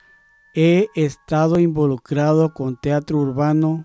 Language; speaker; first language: Spanish; early bilingual, heritage; Spanish